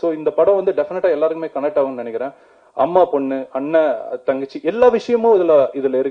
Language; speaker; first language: Tamil; native; Tamil